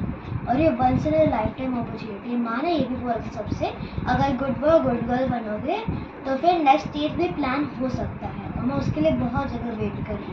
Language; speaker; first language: Hindi; native; Hindi